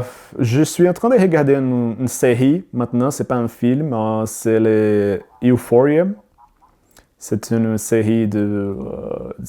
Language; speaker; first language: French; non-native, learner; Portuguese